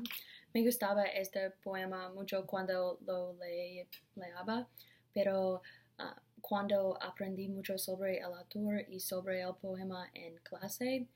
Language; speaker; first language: Spanish; non-native, learner; English